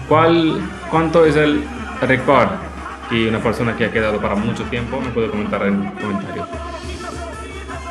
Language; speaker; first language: Spanish; non-native, learner; Hindi